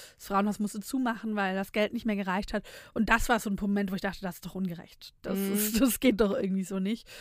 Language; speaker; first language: German; native; German